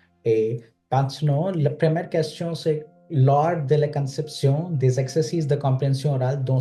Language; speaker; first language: French; non-native, fluent; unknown